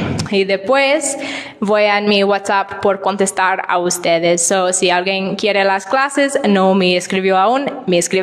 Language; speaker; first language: Spanish; non-native, learner; English